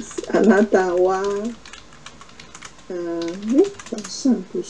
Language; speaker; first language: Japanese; non-native, learner; Chinese